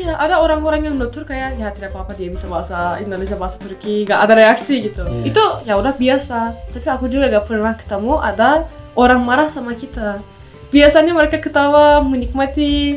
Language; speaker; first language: Indonesian; non-native, fluent; Turkish